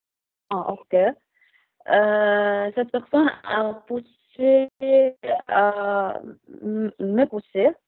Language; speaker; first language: French; non-native, learner; Arabic